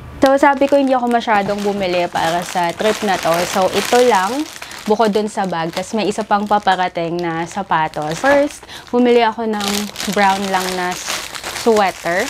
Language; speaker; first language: Filipino; native; Filipino